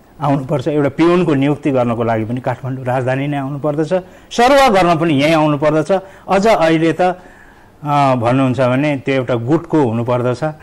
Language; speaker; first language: Nepali; native; Nepali